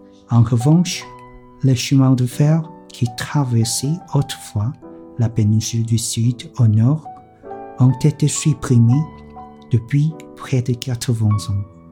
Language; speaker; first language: French; non-native, fluent; Korean